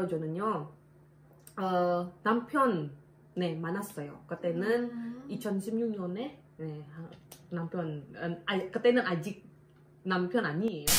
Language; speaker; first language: Korean; non-native, learner; Indonesian